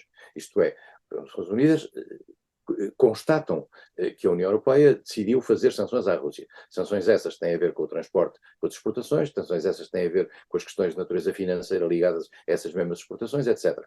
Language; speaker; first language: Portuguese; native; Portuguese